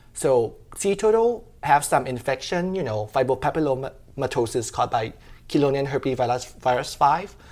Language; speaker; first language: English; non-native, fluent; Thai